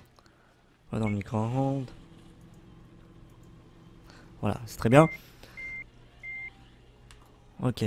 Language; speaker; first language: French; native; French